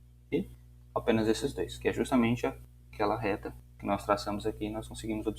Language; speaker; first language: Portuguese; native; Portuguese